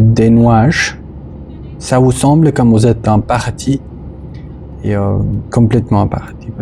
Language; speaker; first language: French; non-native, learner; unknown